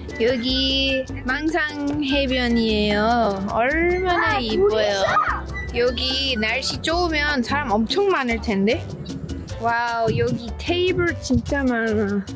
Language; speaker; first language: Korean; non-native, learner; English